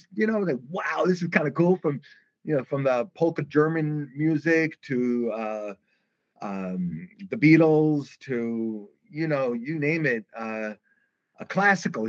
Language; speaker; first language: English; native; English